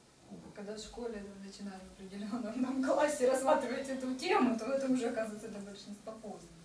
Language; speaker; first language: Russian; native; Russian